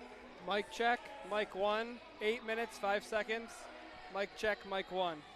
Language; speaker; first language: English; native; English